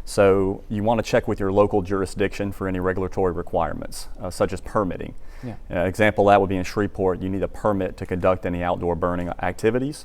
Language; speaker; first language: English; native; English